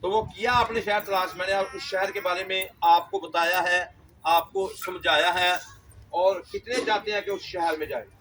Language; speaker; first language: Urdu; non-native, local second language; Punjabi